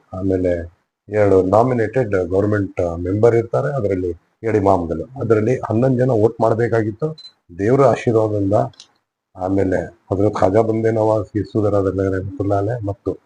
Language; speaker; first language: Kannada; non-native, local second language; Urdu